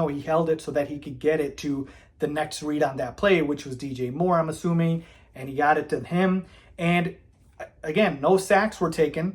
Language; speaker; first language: English; native; English